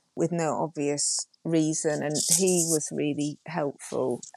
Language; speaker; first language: English; native; English